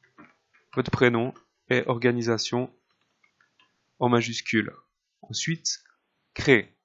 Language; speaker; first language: French; native; French